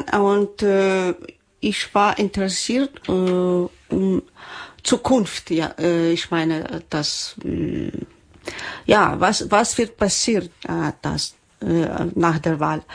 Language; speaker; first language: German; non-native, learner; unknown